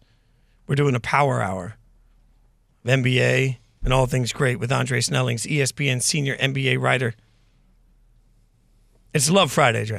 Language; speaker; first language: English; native; English